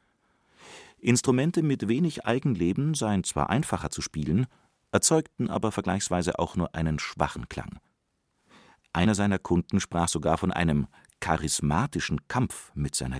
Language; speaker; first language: German; native; German